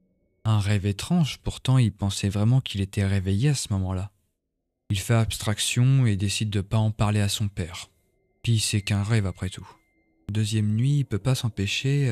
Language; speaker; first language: French; native; French